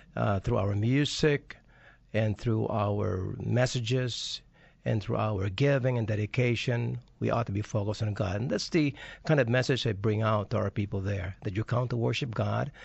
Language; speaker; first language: English; non-native, local second language; Filipino